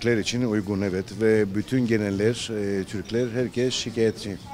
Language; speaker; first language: Turkish; early bilingual, heritage; Turkish